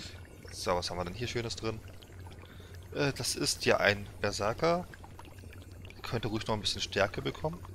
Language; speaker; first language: German; native; German